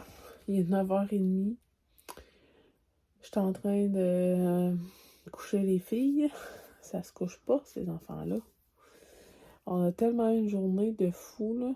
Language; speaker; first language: French; native; French